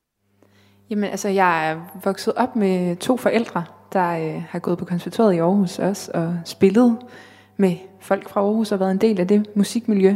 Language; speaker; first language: Danish; native; Danish